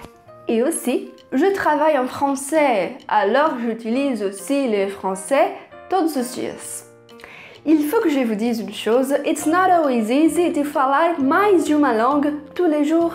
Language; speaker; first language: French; non-native, fluent; Portuguese